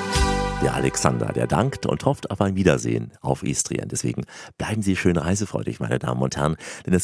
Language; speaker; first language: German; native; German